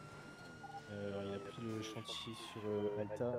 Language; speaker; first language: French; native; French